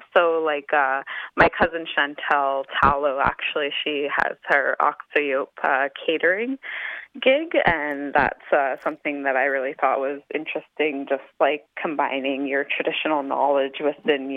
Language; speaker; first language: English; native; English